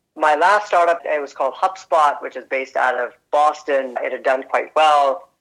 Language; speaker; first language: English; early bilingual, other home language; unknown